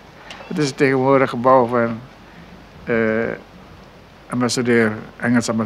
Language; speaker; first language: Dutch; non-native, local second language; Minangkabau